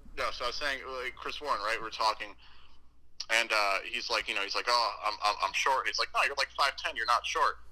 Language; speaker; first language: English; native; English